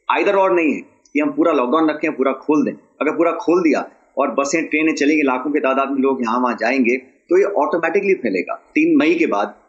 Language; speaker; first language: Hindi; native; Hindi